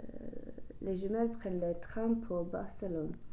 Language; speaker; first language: French; non-native, learner; English